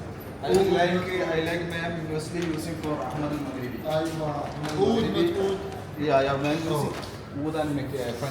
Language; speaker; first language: English; non-native, learner; Malayalam